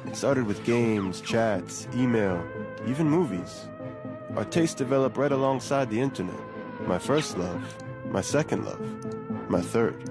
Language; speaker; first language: English; non-native, fluent; Hebrew